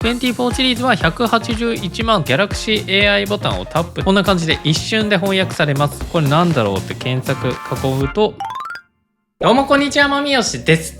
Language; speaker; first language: Japanese; native; Japanese